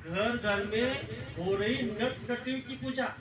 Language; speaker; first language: Hindi; non-native, local second language; Marathi